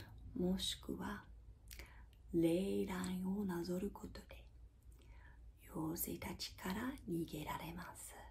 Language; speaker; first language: Japanese; non-native, fluent; English